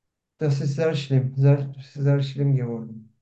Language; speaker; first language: German; non-native, learner; Turkish